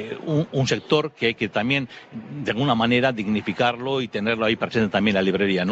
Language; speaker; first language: Spanish; native; Spanish